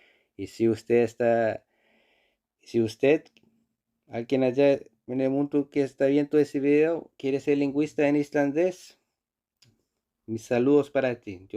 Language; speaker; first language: Spanish; non-native, fluent; Icelandic